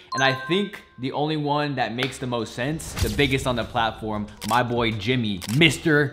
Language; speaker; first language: English; native; English